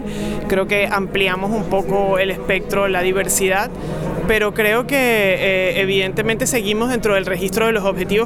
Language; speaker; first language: Spanish; native; Spanish